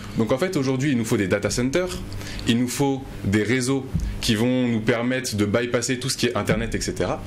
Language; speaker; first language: French; non-native, local second language; Mossi